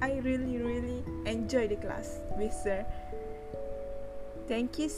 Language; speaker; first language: English; non-native, learner; Malay